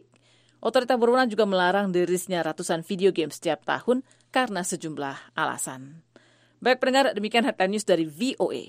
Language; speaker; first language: Indonesian; native; Indonesian